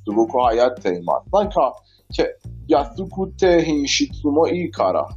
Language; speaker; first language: Japanese; non-native, learner; Persian